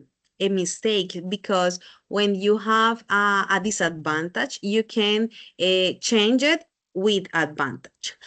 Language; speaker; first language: English; non-native, learner; Spanish